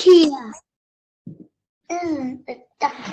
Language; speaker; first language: English; non-native, learner; Vietnamese